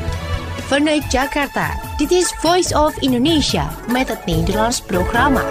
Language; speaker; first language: Dutch; non-native, learner; Indonesian